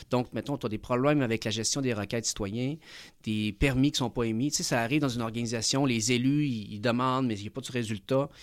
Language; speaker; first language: French; early bilingual, other home language; Spanish